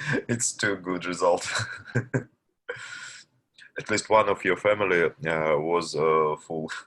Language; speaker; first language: English; non-native, learner; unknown